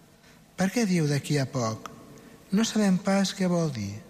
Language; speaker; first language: Catalan; native; Catalan